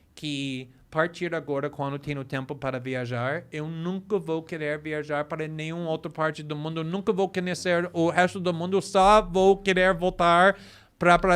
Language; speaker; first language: Portuguese; non-native, fluent; English